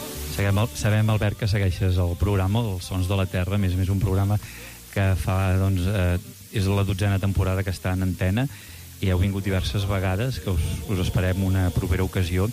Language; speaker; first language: Catalan; native; Catalan